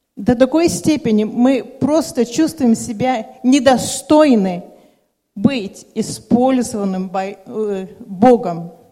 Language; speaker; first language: Russian; non-native, local second language; Lithuanian